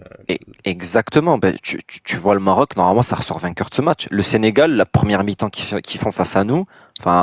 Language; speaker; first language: French; native; French